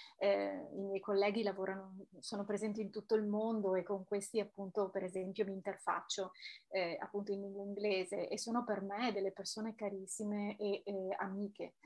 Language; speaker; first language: Italian; native; Italian